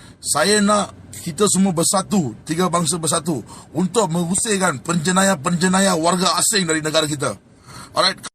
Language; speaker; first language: Malay; non-native, local second language; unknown